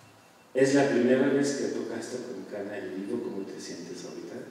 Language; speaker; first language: Spanish; non-native, fluent; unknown